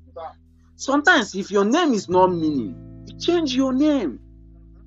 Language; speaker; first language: English; non-native, local second language; Igbo